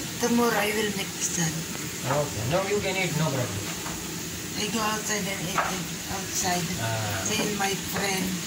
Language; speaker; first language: English; non-native, learner; Filipino